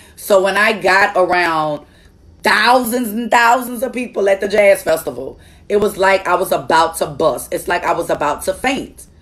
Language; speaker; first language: English; native; English